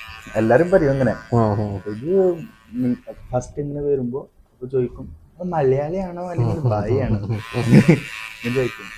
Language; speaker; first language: Malayalam; non-native, local second language; Punjabi